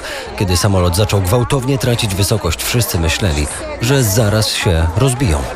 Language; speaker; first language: Polish; native; Polish